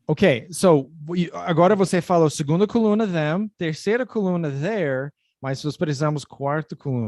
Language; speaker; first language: Portuguese; non-native, fluent; English